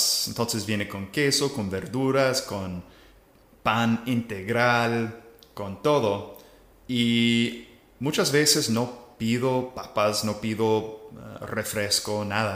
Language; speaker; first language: Spanish; non-native, fluent; English